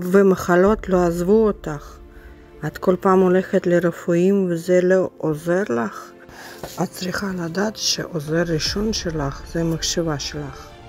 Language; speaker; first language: Hebrew; non-native, learner; Russian